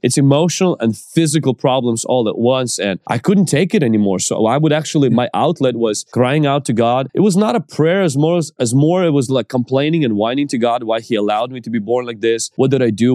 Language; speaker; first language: English; non-native, fluent; Ukrainian